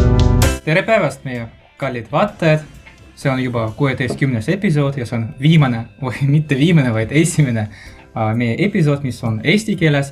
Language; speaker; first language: Estonian; non-native, local second language; Russian